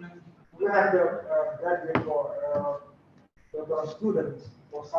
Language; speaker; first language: English; non-native, learner; Indonesian